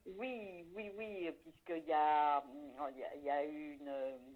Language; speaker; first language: French; native; French